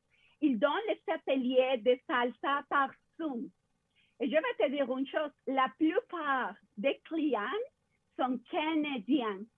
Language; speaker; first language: French; non-native, fluent; Spanish